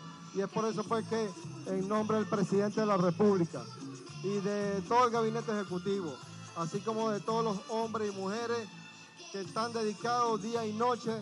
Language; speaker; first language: Spanish; native; Spanish